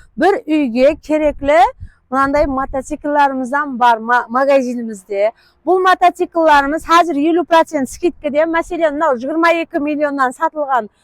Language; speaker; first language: Uzbek; non-native, local second language; Kara-Kalpak